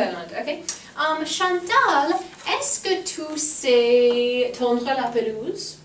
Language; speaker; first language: French; non-native, fluent; English